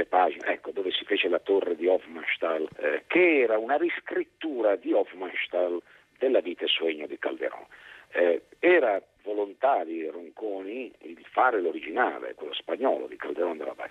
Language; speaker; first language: Italian; native; Italian